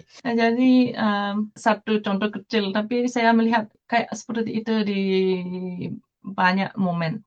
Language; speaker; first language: Indonesian; non-native, fluent; Japanese